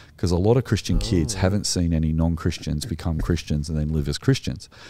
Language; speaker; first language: English; native; English